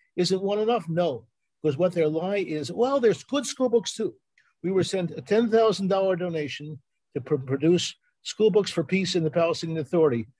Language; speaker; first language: English; native; English